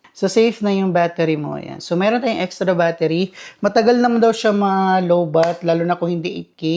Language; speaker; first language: Filipino; non-native, local second language; Cebuano